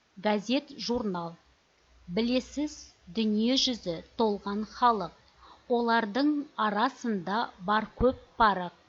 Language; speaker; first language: Kazakh; native; Kazakh